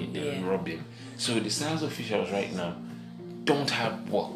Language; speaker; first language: English; non-native, local second language; Yoruba